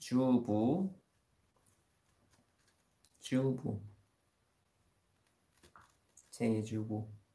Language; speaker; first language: Romanian; non-native, learner; Korean